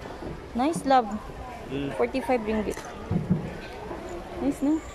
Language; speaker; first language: English; non-native, local second language; Filipino